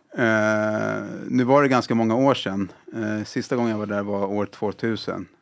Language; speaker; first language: Swedish; early bilingual, other home language; Arabic